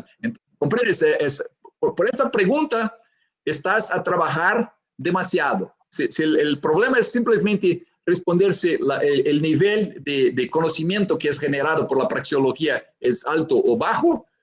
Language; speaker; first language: Spanish; non-native, fluent; Portuguese